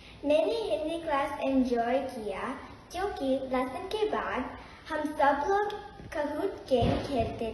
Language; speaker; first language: Hindi; early bilingual, heritage; Hindi